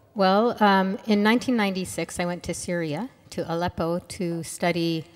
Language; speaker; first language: English; non-native, fluent; Arabic